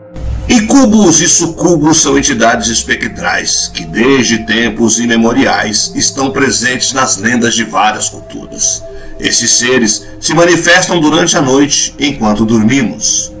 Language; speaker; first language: Portuguese; native; Portuguese